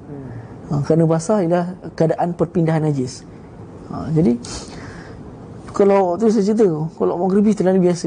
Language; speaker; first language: Malay; native; Malay